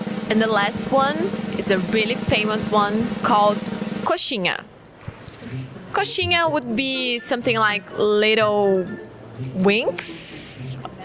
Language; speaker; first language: English; non-native, fluent; Portuguese